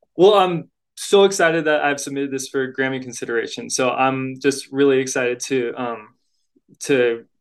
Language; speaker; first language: English; native; English